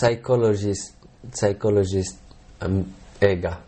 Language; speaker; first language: Japanese; non-native, learner; Arabic